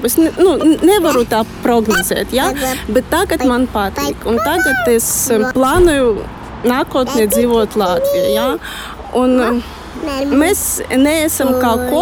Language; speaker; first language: Latvian; non-native, learner; Russian